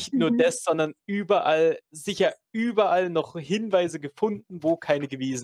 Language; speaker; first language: German; native; German